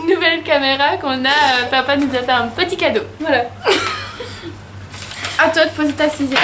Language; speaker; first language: French; native; French